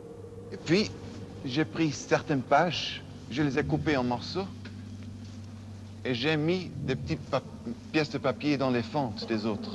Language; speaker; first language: French; non-native, fluent; German